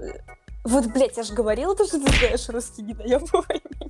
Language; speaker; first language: Russian; native; Russian